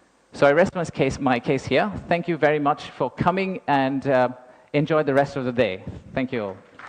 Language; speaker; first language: English; non-native, local second language; Bangla